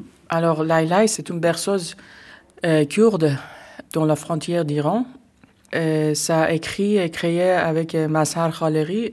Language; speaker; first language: French; non-native, learner; Persian